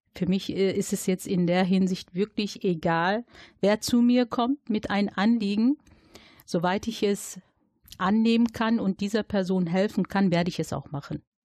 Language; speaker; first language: German; native; German